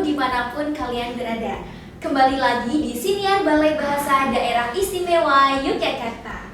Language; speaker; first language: Indonesian; native; Indonesian